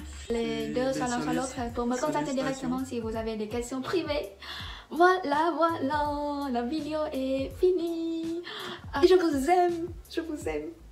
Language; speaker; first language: French; non-native, learner; Vietnamese